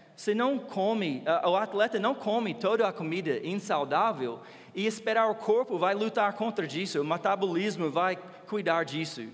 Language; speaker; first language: Portuguese; non-native, fluent; English